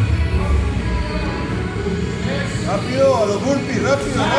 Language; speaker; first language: Spanish; native; Spanish